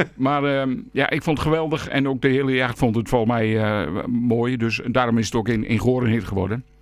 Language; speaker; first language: Dutch; native; Dutch